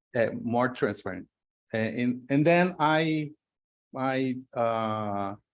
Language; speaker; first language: English; non-native, learner; Portuguese